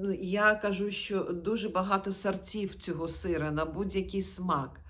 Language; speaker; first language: Ukrainian; non-native, local second language; Russian